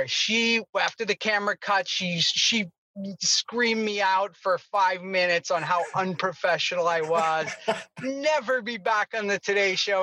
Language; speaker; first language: English; native; English